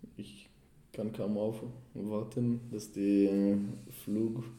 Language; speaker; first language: German; non-native, fluent; Hebrew